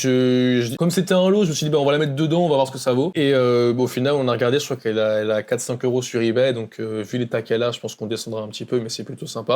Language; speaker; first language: French; native; French